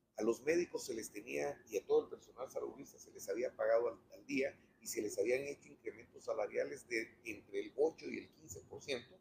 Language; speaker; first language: Spanish; native; Spanish